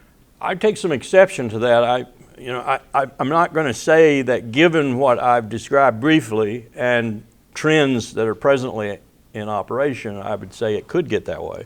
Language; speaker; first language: English; native; English